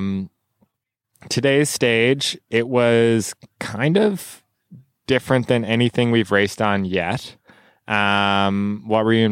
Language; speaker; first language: English; native; English